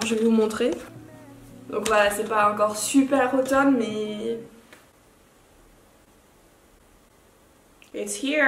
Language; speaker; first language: French; non-native, fluent; Finnish